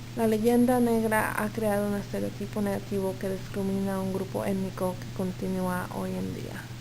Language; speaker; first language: Spanish; early bilingual, heritage; Spanish